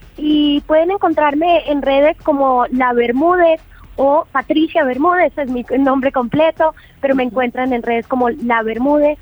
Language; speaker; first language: Spanish; native; Spanish